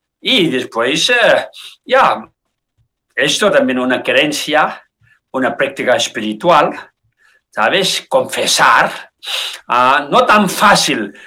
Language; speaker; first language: Spanish; non-native, learner; Tibetan